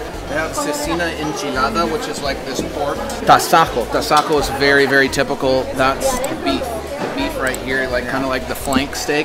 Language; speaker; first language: English; native; English